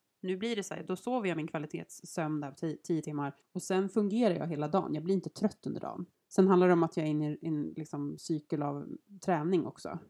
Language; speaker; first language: Swedish; native; Swedish